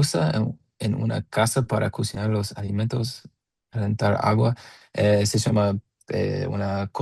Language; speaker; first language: Spanish; non-native, learner; English